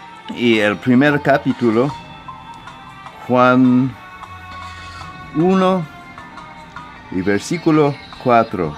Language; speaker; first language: Spanish; non-native, fluent; English